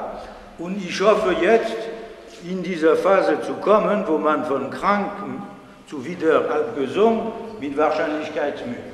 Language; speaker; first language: German; non-native, fluent; French